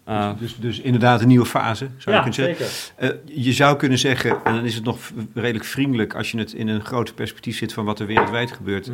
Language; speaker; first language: Dutch; native; Dutch